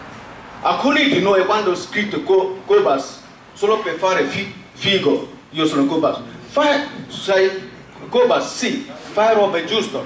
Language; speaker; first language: Italian; non-native, learner; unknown